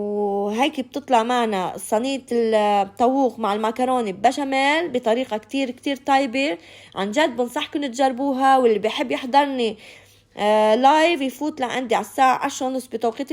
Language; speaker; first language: Arabic; native; Arabic